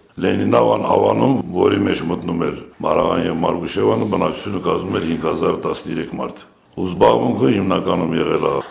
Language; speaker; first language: Armenian; native; Armenian